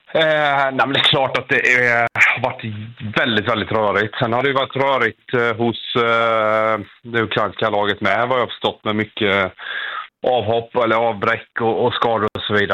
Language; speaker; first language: Swedish; native; Swedish